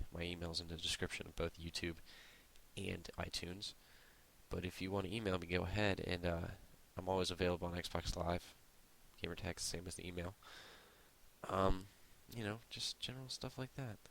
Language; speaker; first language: English; native; English